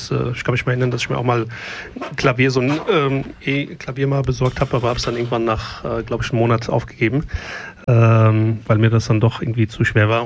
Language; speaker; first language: German; native; German